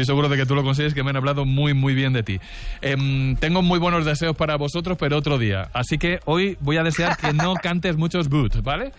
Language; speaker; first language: Spanish; native; Spanish